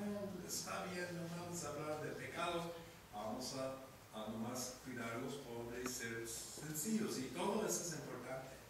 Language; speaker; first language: Spanish; non-native, fluent; English